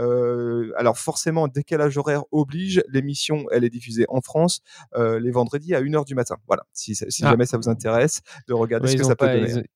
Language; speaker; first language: French; native; French